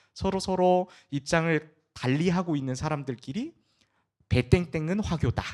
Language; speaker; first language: Korean; early bilingual, heritage; Korean